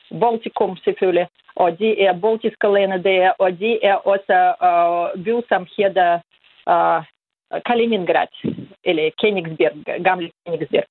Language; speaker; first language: Danish; non-native, fluent; Russian